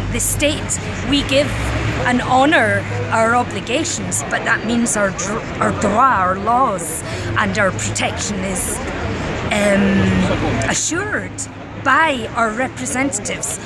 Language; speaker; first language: English; native; English